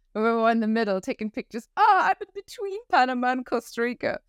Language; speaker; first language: English; non-native, fluent; German